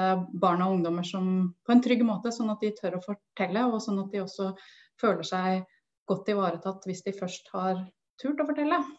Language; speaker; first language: Norwegian; native; Norwegian